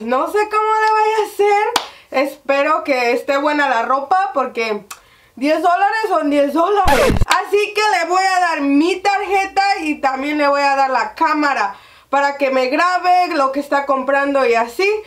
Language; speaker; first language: Spanish; early bilingual, heritage; Spanish